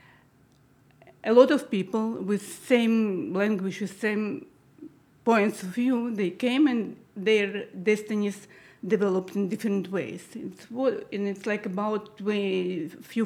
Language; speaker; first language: English; non-native, learner; Russian